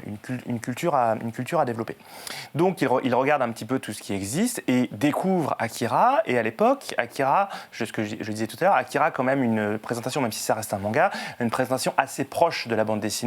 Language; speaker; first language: French; native; French